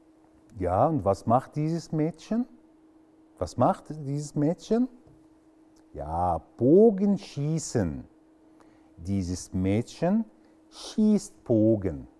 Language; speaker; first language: German; non-native, fluent; Arabic